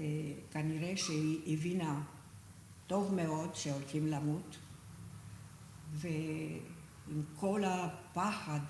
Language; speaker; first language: Hebrew; non-native, fluent; Romanian